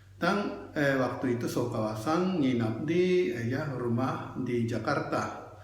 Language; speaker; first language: Indonesian; non-native, fluent; Japanese